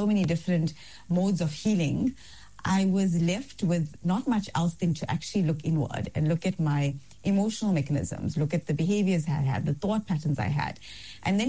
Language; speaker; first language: English; native; English